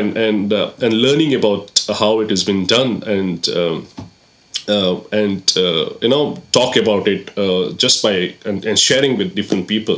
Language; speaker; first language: English; non-native, local second language; Konkani